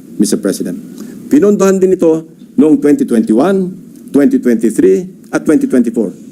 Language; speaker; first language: English; non-native, local second language; Filipino